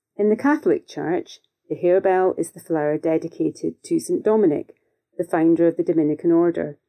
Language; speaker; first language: English; native; English